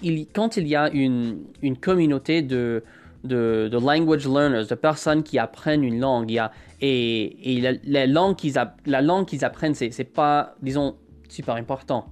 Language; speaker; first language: French; non-native, fluent; English